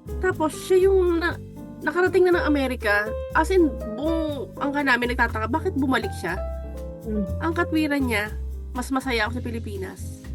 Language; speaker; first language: Filipino; native; Filipino